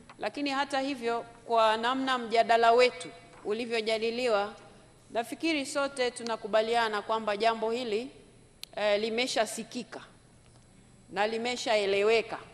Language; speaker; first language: Swahili; native; Swahili